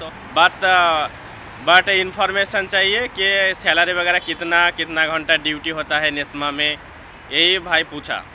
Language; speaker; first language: Hindi; non-native, local second language; Bangla